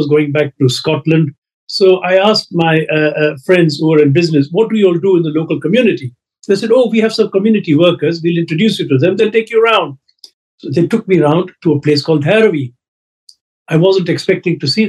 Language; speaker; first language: English; non-native, local second language; Sindhi